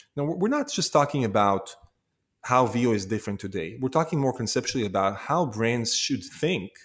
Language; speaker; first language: English; non-native, fluent; Hebrew